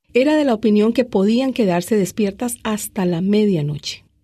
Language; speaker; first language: Spanish; non-native, fluent; English